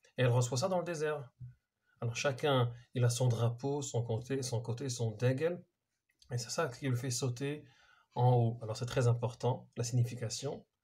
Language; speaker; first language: French; non-native, fluent; Hebrew